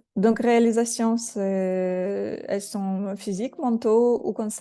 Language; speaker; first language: French; non-native, fluent; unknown